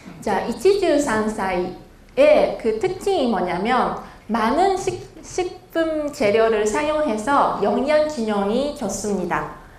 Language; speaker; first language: Korean; non-native, fluent; Japanese